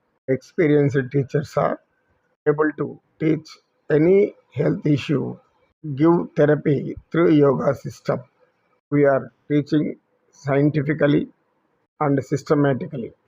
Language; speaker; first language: English; non-native, local second language; Telugu